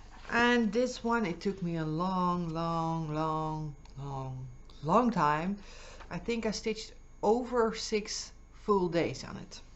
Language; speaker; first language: English; non-native, fluent; Dutch